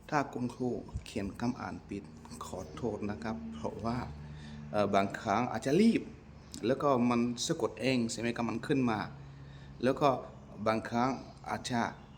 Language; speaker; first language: Thai; non-native, fluent; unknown